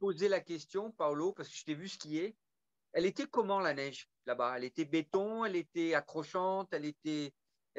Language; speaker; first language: French; native; French